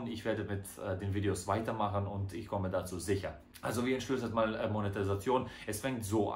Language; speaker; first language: German; non-native, fluent; Croatian